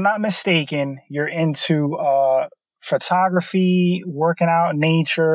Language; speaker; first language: English; native; English